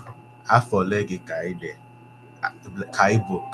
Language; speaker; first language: Igbo; non-native, learner; English